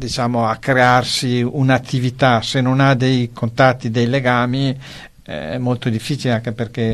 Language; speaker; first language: Italian; native; Italian